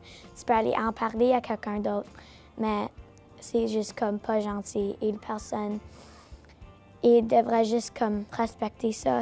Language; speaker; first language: French; non-native, local second language; English